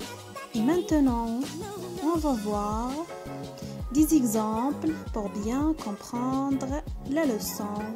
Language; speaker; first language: French; non-native, local second language; Arabic